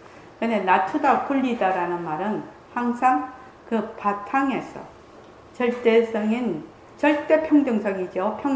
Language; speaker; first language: Korean; native; Korean